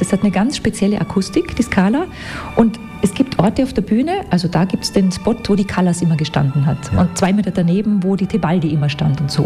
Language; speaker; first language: German; native; German